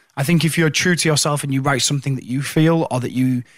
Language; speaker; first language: English; native; English